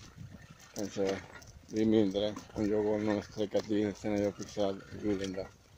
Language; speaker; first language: Swedish; non-native, learner; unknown